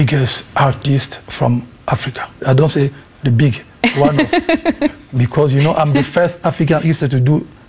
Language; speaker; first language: English; non-native, learner; Lingala